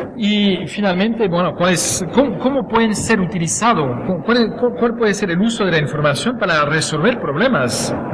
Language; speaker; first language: Spanish; non-native, fluent; French